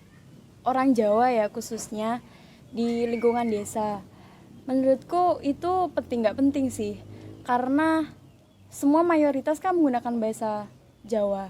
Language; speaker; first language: Indonesian; non-native, local second language; Javanese